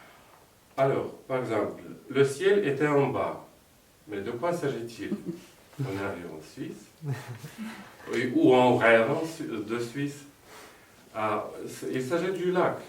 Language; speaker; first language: French; non-native, fluent; Russian